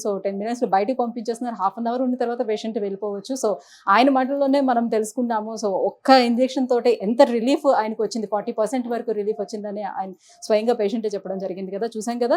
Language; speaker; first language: Telugu; native; Telugu